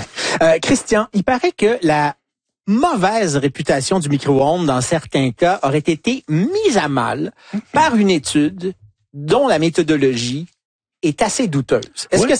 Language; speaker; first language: French; native; French